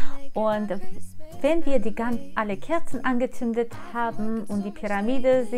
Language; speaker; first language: German; non-native, fluent; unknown